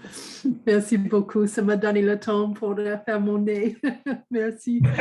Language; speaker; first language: French; non-native, fluent; English